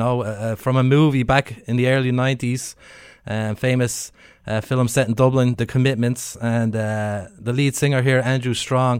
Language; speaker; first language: English; native; English